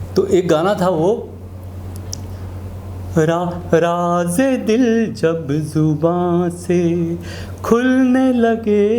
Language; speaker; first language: Hindi; native; Hindi